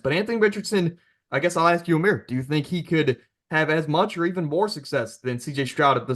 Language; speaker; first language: English; native; English